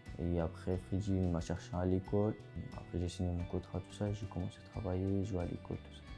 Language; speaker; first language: French; non-native, local second language; Arabic